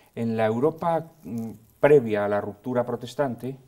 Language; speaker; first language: Spanish; native; Spanish